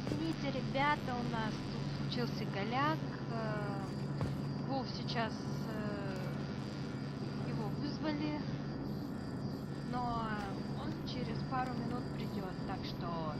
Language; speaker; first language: Russian; native; Russian